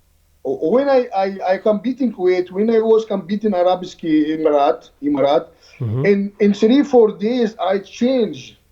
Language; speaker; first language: English; non-native, learner; Arabic